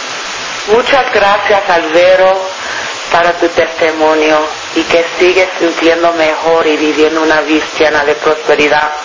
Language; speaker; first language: Spanish; non-native, fluent; English